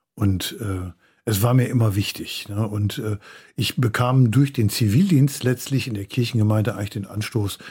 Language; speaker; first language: German; native; German